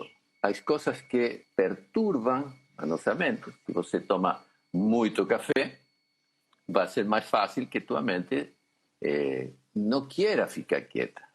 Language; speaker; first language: Portuguese; non-native, fluent; Spanish